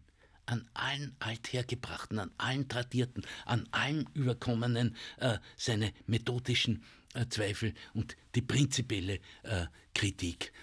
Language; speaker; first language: German; native; German